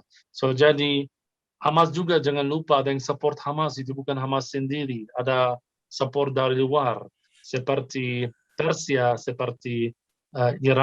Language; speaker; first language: Indonesian; non-native, fluent; Arabic